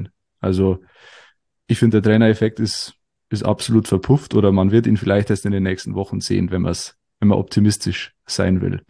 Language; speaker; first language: German; native; German